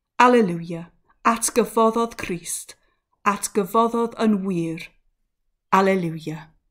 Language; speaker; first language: Welsh; non-native, learner; English